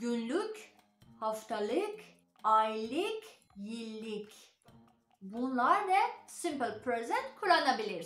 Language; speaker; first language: Turkish; non-native, learner; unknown